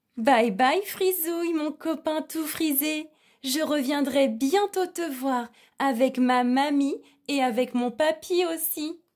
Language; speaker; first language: French; native; French